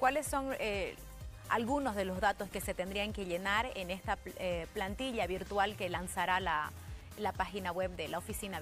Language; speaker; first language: Spanish; native; Spanish